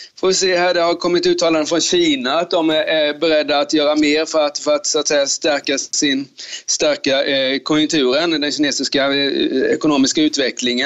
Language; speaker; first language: Swedish; native; Swedish